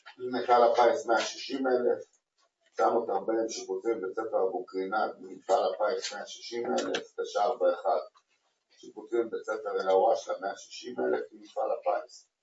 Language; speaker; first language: Hebrew; non-native, local second language; Arabic